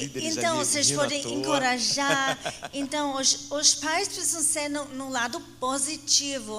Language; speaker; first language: Portuguese; non-native, fluent; English